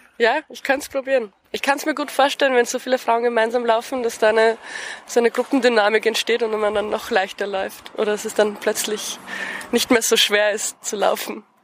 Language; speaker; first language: German; native; German